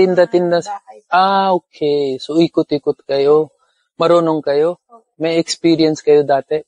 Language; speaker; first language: Filipino; non-native, learner; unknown